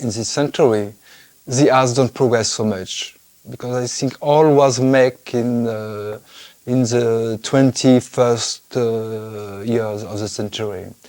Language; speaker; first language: English; non-native, fluent; French